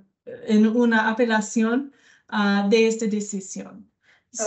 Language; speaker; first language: Spanish; non-native, fluent; English